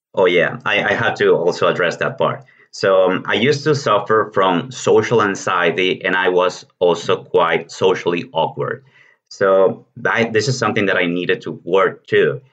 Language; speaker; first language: English; non-native, fluent; Spanish